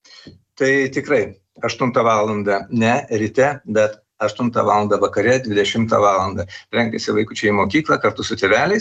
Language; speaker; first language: Lithuanian; native; Lithuanian